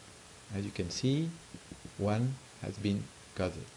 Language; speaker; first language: English; non-native, fluent; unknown